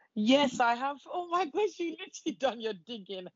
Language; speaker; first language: English; non-native, local second language; Yoruba